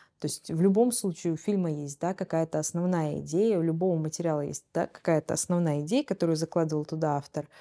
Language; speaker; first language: Russian; native; Russian